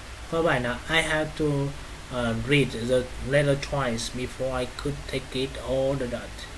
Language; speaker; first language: English; non-native, fluent; Vietnamese